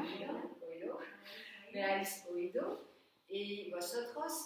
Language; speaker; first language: Spanish; non-native, learner; French